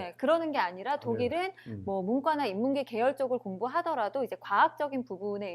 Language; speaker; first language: Korean; native; Korean